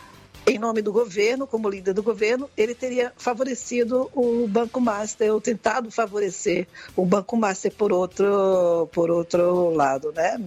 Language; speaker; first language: Portuguese; native; Portuguese